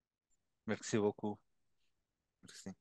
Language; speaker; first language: French; non-native, learner; Spanish